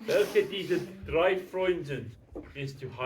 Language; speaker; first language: German; non-native, learner; English